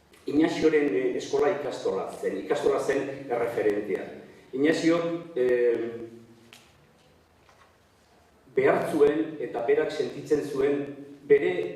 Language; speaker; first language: Basque; native; Basque